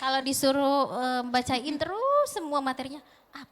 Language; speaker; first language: Indonesian; native; Indonesian